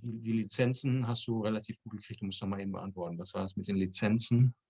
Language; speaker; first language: German; native; German